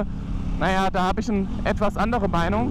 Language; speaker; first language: German; native; German